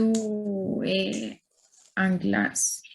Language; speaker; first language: French; non-native, learner; Spanish